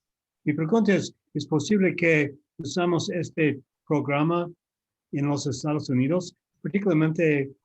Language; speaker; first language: Spanish; non-native, learner; English